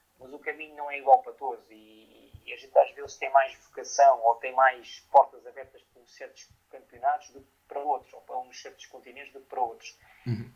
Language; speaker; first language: Portuguese; native; Portuguese